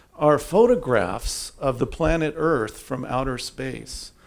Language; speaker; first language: English; native; English